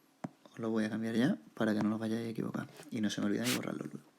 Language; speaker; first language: Spanish; native; Spanish